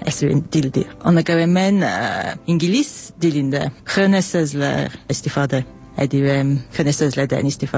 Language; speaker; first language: Azerbaijani; non-native, learner; English